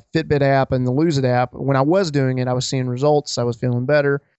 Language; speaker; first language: English; native; English